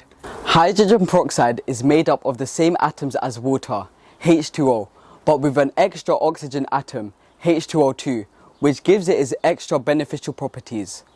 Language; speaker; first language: English; early bilingual, other home language; Bangla